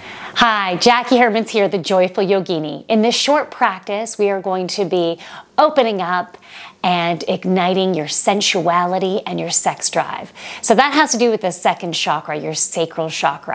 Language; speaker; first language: English; native; English